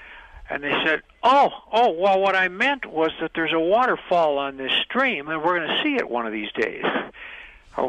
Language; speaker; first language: English; native; English